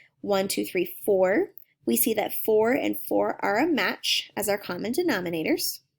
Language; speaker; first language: English; native; English